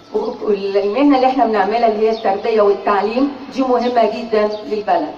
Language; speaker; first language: Arabic; native; Arabic